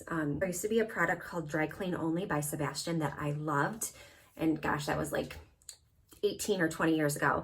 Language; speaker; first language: English; native; English